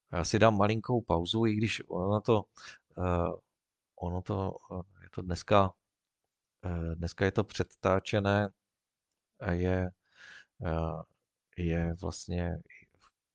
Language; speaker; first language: Czech; native; Czech